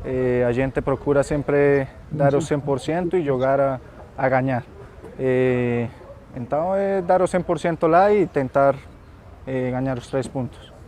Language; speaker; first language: Portuguese; non-native, fluent; Spanish